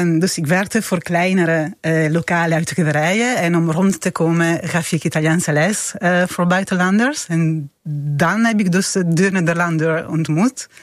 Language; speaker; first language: Dutch; non-native, fluent; Italian